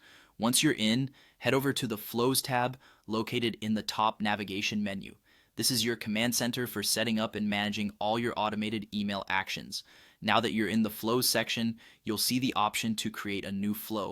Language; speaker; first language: English; native; English